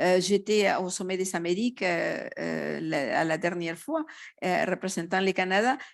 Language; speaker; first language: French; non-native, fluent; Spanish